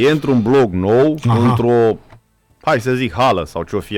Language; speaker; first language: Romanian; native; Romanian